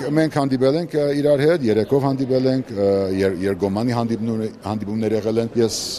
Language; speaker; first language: Armenian; early bilingual, heritage; Armenian